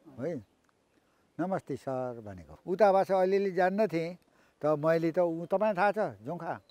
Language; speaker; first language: Nepali; native; Nepali